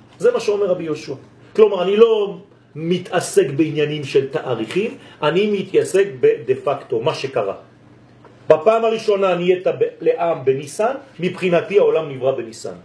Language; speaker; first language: Hebrew; non-native, fluent; French